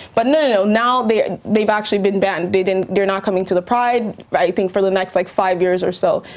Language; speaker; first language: English; native; English